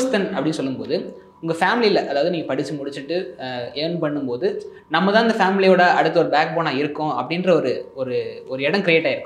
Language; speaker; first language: Tamil; native; Tamil